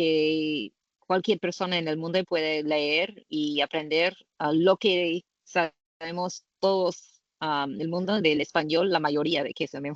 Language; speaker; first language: Spanish; non-native, learner; English